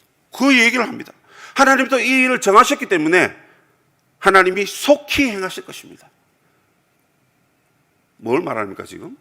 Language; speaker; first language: Korean; native; Korean